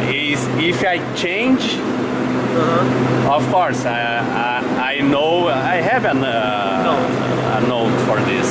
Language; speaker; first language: English; non-native, learner; Portuguese